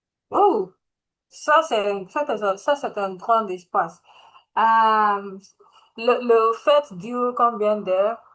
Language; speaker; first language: French; non-native, learner; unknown